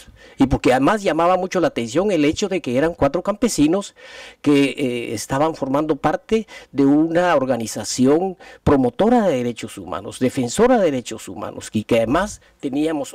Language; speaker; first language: Spanish; native; Spanish